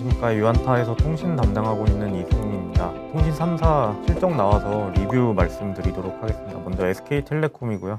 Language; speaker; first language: Korean; native; Korean